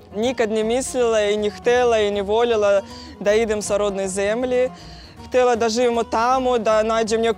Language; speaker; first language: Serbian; non-native, learner; Russian